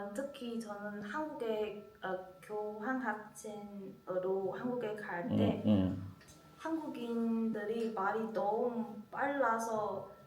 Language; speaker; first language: Korean; non-native, learner; Chinese